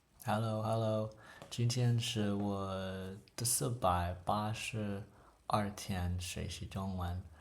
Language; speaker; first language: Chinese; non-native, learner; English